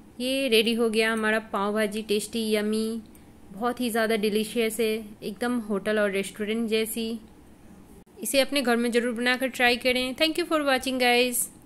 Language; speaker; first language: Hindi; native; Hindi